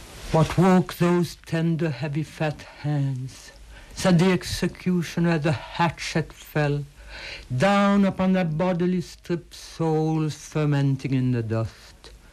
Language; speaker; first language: English; early bilingual, other home language; Italian